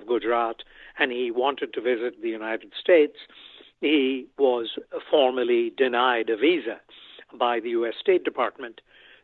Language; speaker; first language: English; non-native, local second language; Bangla